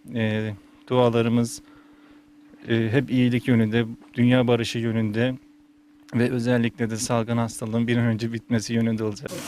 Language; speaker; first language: Turkish; native; Turkish